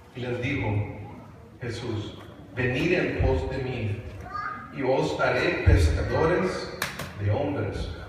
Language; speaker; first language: Spanish; early bilingual, heritage; Spanish